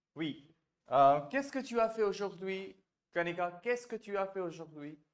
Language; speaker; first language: French; non-native, fluent; Hindi